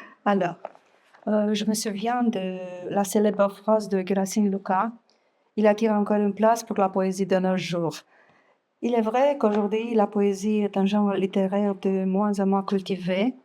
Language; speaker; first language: French; non-native, fluent; Romanian